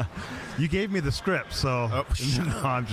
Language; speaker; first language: English; native; English